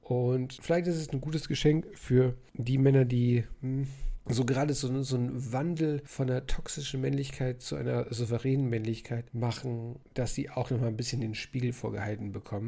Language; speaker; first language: German; native; German